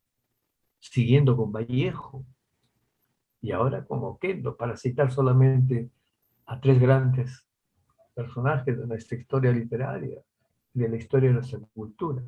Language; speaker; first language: Spanish; native; Spanish